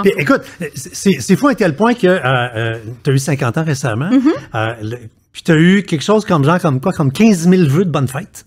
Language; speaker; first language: French; native; French